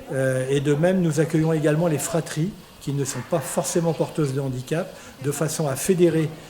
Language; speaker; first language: French; native; French